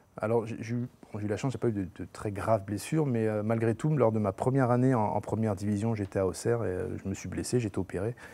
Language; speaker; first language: French; native; French